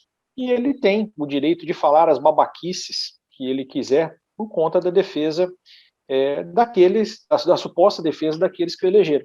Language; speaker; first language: Portuguese; native; Portuguese